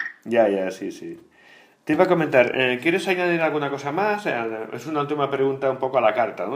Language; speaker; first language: Spanish; native; Spanish